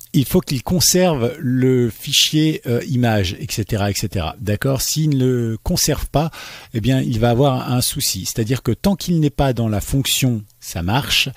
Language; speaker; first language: French; native; French